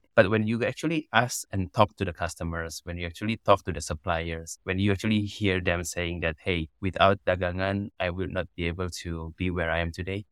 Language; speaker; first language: English; non-native, fluent; Indonesian